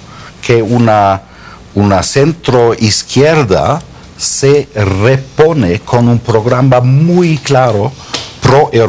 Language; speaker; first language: Spanish; non-native, fluent; German